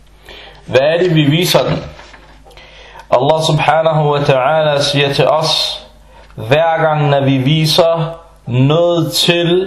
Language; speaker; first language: Danish; non-native, fluent; Arabic